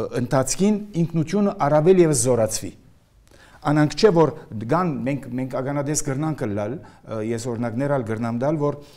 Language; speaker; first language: Armenian; early bilingual, heritage; Armenian